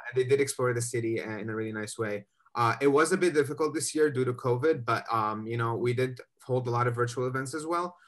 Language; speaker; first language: English; native; English